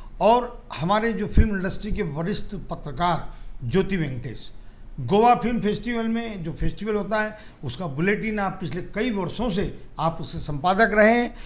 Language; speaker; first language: Hindi; native; Hindi